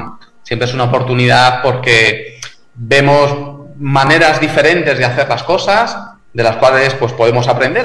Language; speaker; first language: Spanish; native; Spanish